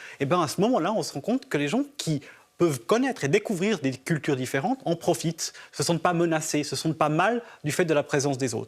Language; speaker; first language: French; native; French